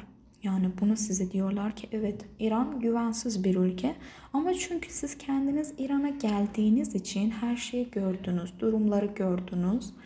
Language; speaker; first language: Turkish; non-native, fluent; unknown